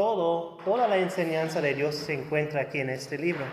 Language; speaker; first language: Spanish; non-native, fluent; German